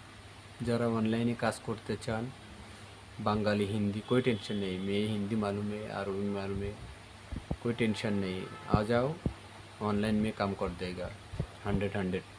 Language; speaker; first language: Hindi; non-native, learner; Bangla